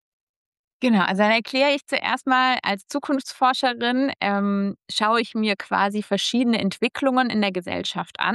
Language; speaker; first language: German; native; German